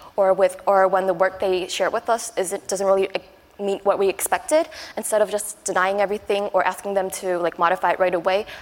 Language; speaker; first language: English; non-native, fluent; Chinese